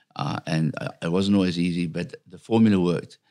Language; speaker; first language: English; native; English